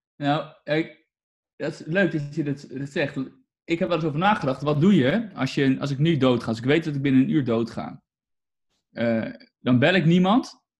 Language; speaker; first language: Dutch; native; Dutch